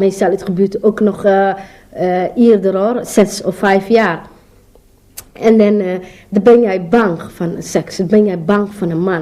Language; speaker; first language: Dutch; non-native, learner; Somali